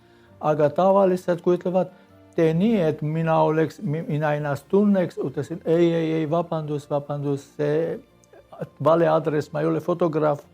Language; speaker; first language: Estonian; non-native, learner; Armenian